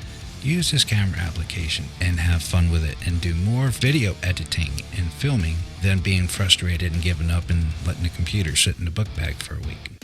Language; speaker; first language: English; native; English